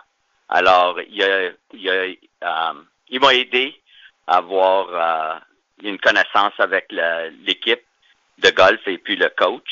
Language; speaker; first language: French; native; French